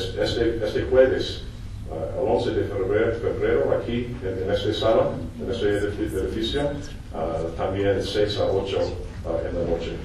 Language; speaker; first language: Spanish; non-native, learner; English